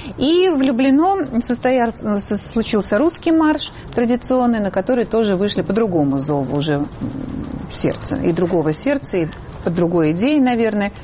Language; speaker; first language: Russian; native; Russian